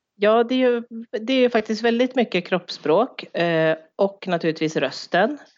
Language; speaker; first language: Swedish; native; Swedish